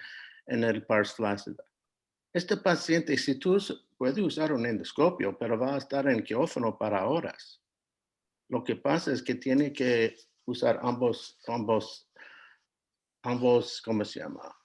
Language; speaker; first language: Spanish; non-native, fluent; English